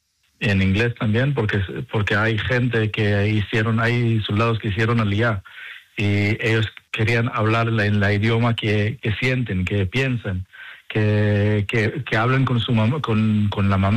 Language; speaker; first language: Spanish; non-native, fluent; Hebrew